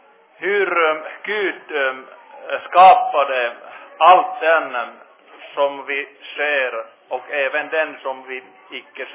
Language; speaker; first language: Swedish; non-native, fluent; Finnish